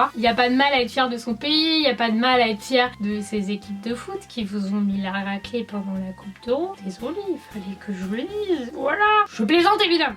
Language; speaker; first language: French; native; French